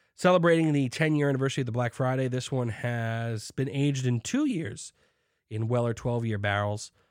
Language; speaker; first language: English; native; English